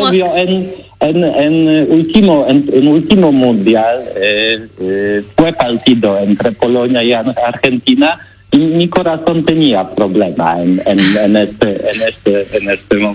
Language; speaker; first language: Spanish; non-native, learner; Polish